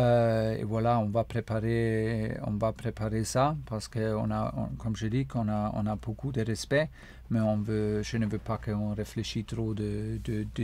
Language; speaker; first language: French; non-native, fluent; German